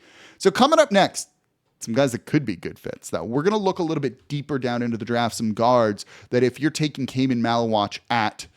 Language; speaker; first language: English; native; English